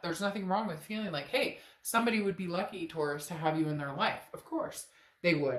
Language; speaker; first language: English; native; English